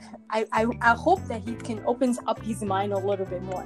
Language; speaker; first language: English; early bilingual, other home language; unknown